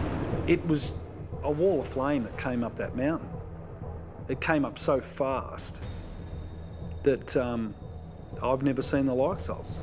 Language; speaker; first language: English; non-native, learner; Pashto